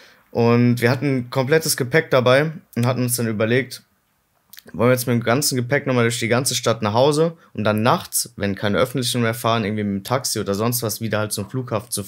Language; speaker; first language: German; native; German